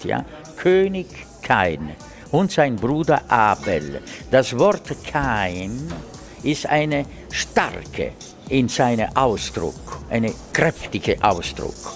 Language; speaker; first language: German; non-native, fluent; Italian